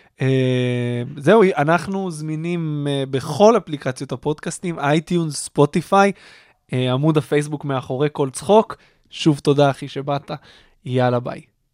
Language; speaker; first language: Hebrew; native; Hebrew